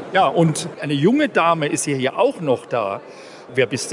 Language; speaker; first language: German; native; German